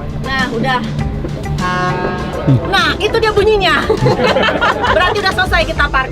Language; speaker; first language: Indonesian; native; Indonesian